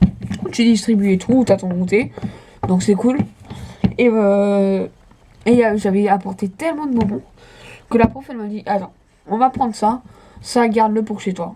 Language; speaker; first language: French; native; French